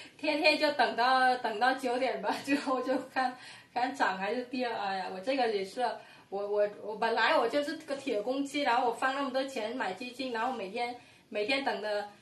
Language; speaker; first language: Chinese; non-native, fluent; Vietnamese